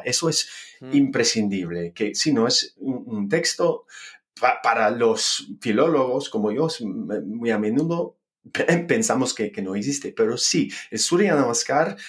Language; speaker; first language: Spanish; non-native, fluent; English